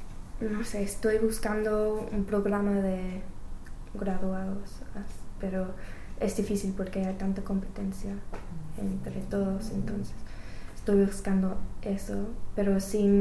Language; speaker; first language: Spanish; non-native, learner; English